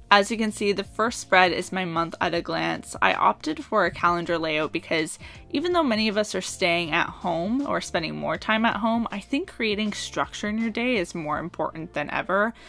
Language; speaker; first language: English; native; English